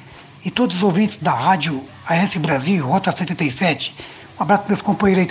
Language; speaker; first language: Portuguese; native; Portuguese